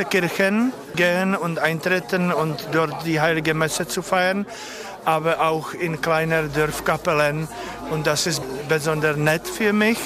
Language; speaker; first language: German; non-native, learner; Czech